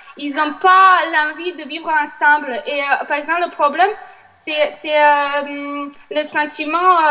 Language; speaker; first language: French; non-native, fluent; Bosnian